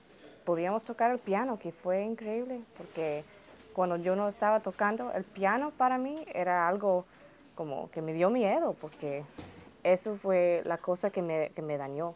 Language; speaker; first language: Spanish; early bilingual, heritage; Spanish